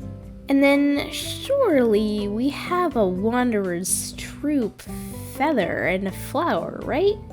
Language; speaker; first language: English; native; English